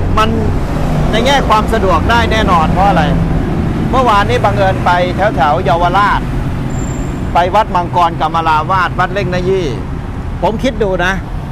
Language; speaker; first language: Thai; native; Thai